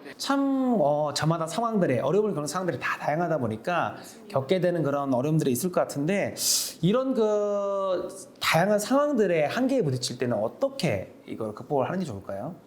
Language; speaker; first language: Korean; native; Korean